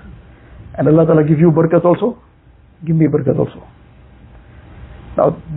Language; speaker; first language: English; native; English